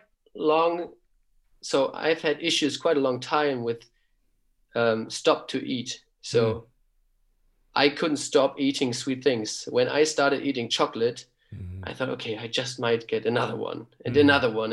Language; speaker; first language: English; non-native, fluent; German